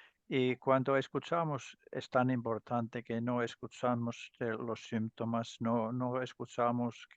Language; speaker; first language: Spanish; non-native, learner; Finnish